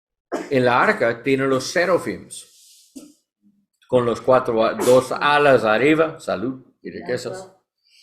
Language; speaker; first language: Spanish; non-native, learner; English